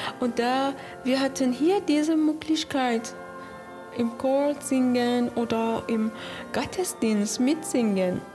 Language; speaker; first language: German; non-native, learner; Persian